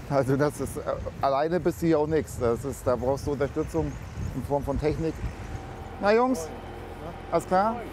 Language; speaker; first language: German; native; German